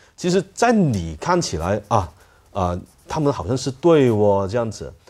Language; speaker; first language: Chinese; non-native, fluent; Cantonese